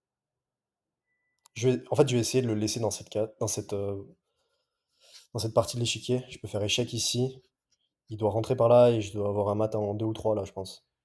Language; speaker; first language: French; native; French